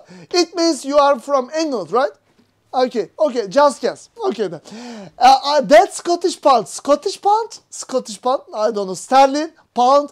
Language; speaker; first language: English; non-native, learner; Turkish